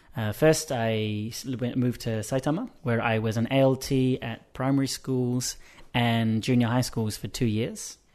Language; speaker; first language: English; native; English